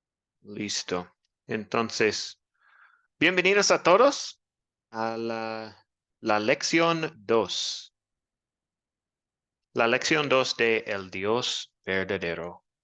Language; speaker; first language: Spanish; non-native, fluent; English